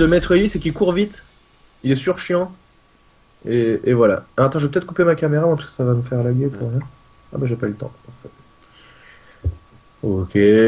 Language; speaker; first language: French; native; French